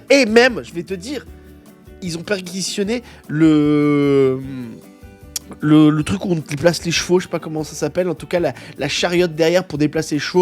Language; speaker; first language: French; native; French